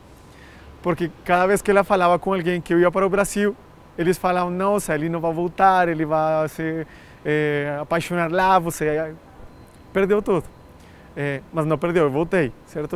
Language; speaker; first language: Portuguese; non-native, fluent; Spanish